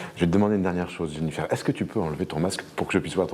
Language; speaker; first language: French; native; French